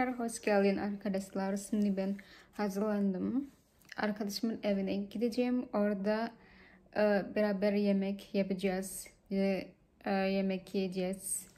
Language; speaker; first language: Turkish; non-native, learner; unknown